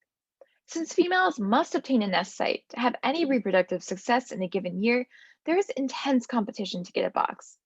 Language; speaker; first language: English; native; English